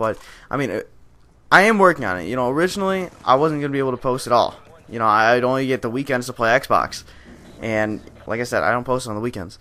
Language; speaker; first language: English; native; English